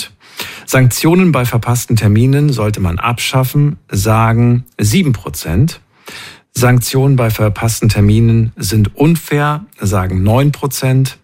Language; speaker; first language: German; native; German